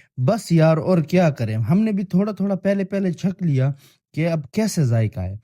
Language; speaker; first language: Urdu; non-native, local second language; Pashto